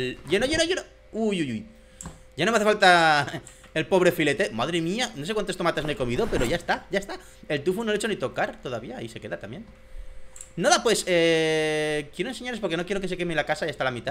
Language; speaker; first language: Spanish; native; Spanish